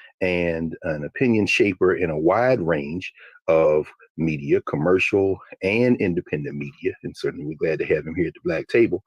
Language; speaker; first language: English; native; English